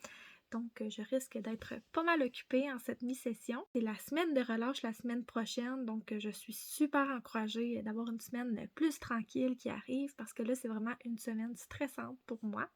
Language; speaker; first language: French; native; French